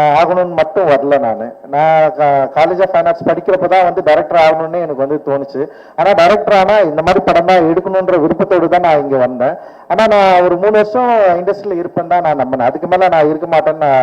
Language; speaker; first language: Tamil; native; Tamil